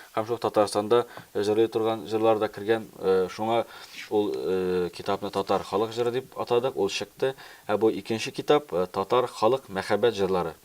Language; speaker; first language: Tatar; early bilingual, heritage; Tatar